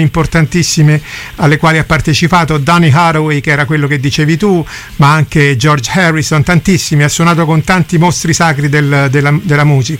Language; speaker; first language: Italian; native; Italian